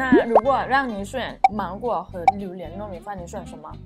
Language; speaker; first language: Chinese; non-native, fluent; Thai